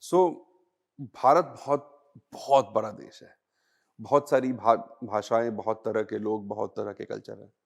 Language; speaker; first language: Hindi; native; Hindi